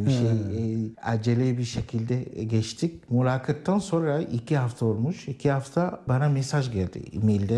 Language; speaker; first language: Turkish; non-native, learner; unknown